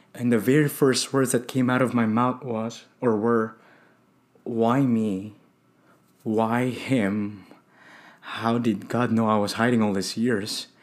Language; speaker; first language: English; non-native, local second language; Filipino